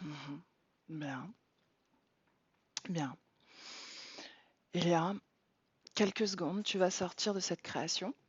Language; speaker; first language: French; native; French